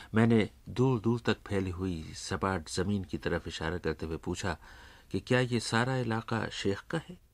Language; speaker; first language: Urdu; native; Urdu